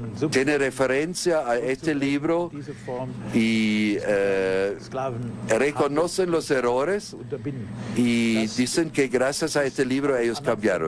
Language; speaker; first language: Spanish; non-native, fluent; German